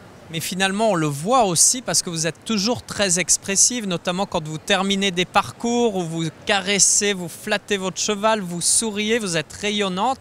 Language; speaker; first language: French; native; French